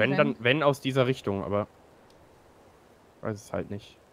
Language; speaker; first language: German; native; German